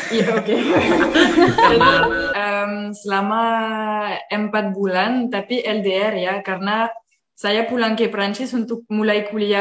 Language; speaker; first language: Indonesian; non-native, fluent; French